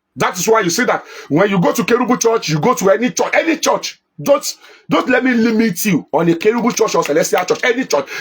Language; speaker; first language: English; non-native, local second language; Yoruba